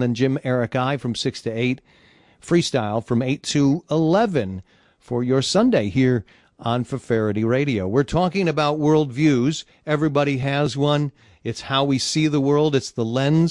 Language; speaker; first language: English; native; English